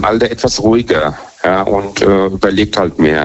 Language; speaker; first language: German; native; German